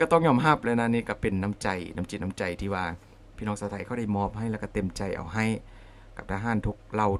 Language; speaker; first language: Thai; non-native, local second language; Northeastern Thai